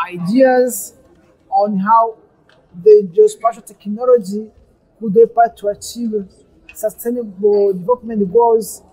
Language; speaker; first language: English; non-native, local second language; Kinyarwanda